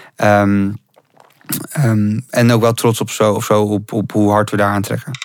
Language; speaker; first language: Dutch; native; Dutch